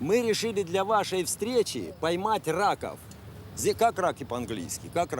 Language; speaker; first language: Russian; native; Russian